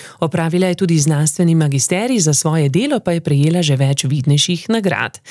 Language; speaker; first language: Slovenian; native; Slovenian